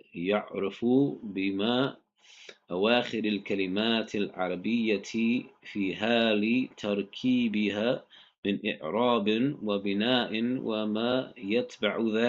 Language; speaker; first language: Arabic; non-native, fluent; English